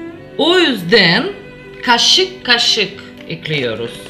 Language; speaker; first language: Turkish; non-native, learner; Russian